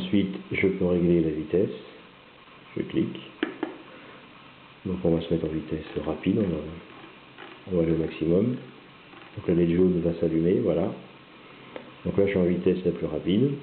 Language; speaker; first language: French; native; French